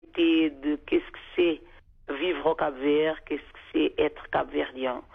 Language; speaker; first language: French; non-native, fluent; Kabuverdianu